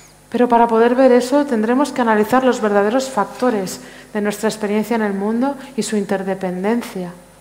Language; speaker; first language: Spanish; native; Spanish